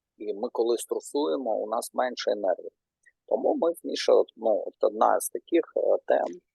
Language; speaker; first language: Ukrainian; non-native, local second language; Russian